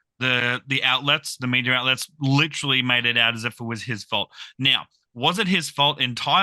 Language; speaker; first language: English; native; English